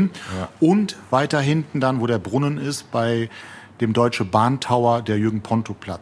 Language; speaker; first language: German; native; German